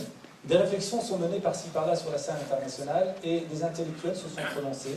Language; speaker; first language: French; native; French